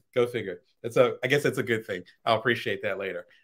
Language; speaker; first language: English; native; English